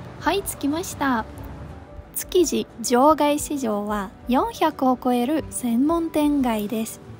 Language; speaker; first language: Japanese; non-native, fluent; Russian